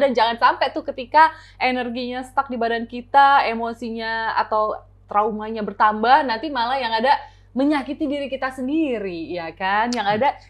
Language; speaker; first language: Indonesian; native; Indonesian